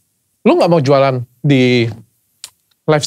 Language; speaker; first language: Indonesian; native; Indonesian